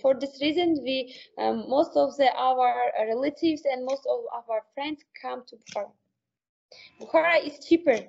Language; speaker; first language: English; non-native, learner; Uzbek